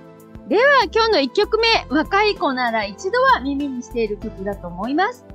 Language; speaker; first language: Japanese; native; Japanese